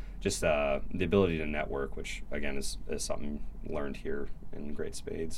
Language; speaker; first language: English; native; English